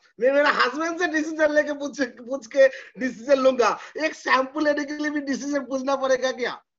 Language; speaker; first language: Hindi; non-native, local second language; Bangla